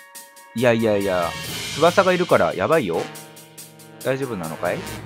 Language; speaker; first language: Japanese; native; Japanese